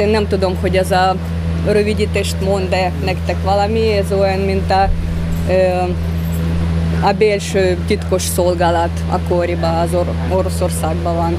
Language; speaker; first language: Hungarian; non-native, fluent; Russian